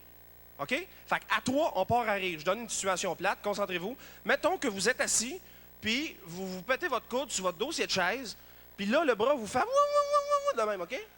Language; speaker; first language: French; native; French